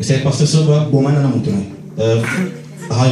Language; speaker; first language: Dutch; non-native, learner; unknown